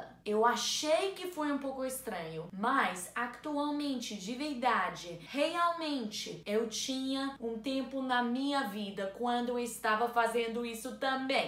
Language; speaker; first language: Portuguese; non-native, learner; English